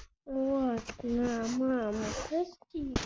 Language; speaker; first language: Russian; non-native, local second language; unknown